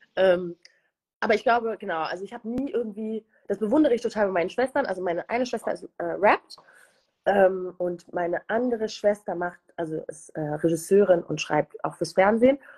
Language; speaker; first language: German; early bilingual, other home language; Kinyarwanda